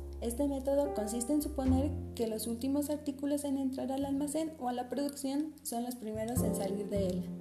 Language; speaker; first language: Spanish; native; Spanish